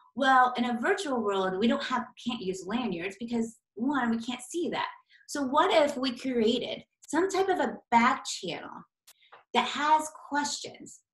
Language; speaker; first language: English; native; English